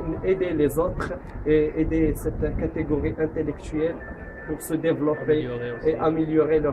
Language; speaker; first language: French; non-native, local second language; Arabic